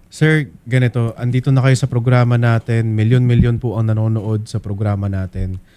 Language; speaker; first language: Filipino; native; Filipino